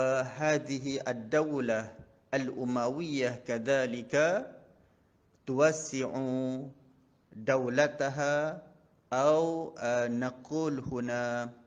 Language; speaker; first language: Arabic; non-native, fluent; Malay